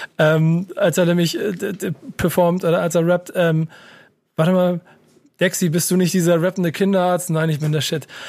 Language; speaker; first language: German; native; German